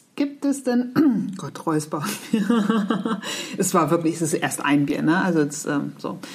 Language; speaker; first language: German; native; German